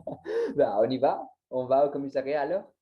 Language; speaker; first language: French; non-native, learner; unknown